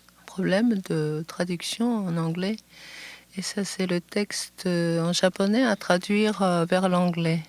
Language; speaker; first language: French; non-native, fluent; Japanese